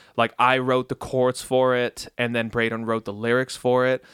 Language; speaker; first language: English; early bilingual, other home language; Dutch